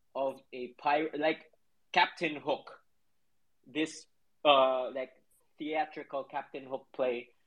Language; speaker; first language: English; non-native, local second language; Cebuano